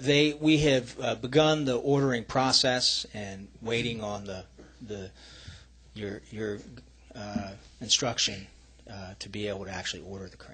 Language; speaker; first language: English; native; English